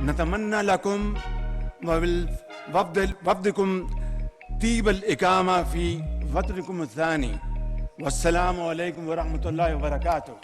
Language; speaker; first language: Arabic; non-native, fluent; Urdu